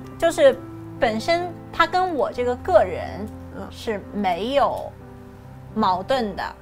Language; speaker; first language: Chinese; native; Chinese